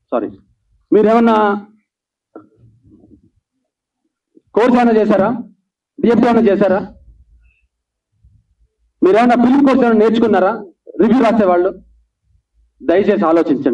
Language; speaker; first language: Telugu; native; Telugu